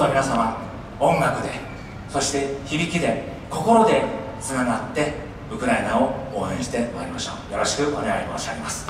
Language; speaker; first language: Japanese; native; Japanese